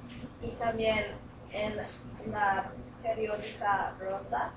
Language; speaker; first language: Spanish; non-native, learner; English